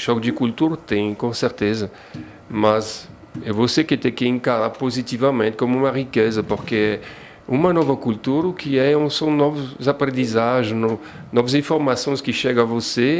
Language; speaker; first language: Portuguese; non-native, fluent; French